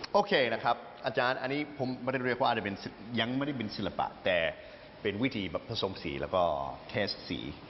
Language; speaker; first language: Thai; non-native, fluent; English